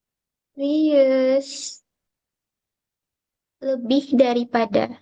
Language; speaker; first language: Indonesian; non-native, learner; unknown